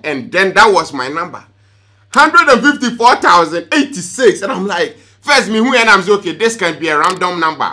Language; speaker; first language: English; non-native, local second language; Akan